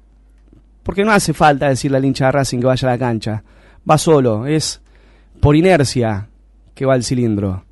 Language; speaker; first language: Spanish; native; Spanish